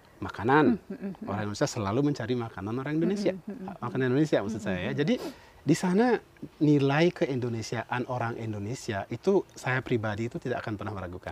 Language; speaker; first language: Indonesian; non-native, local second language; Balinese